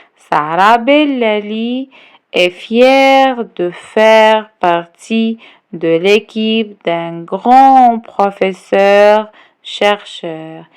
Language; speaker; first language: French; non-native, local second language; Arabic